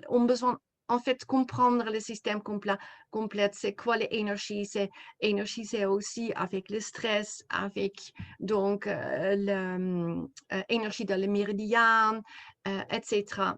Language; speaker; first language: French; non-native, fluent; Dutch